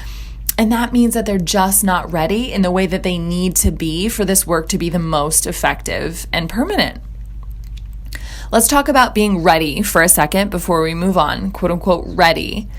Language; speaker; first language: English; native; English